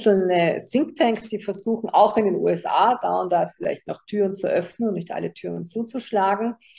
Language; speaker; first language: German; native; German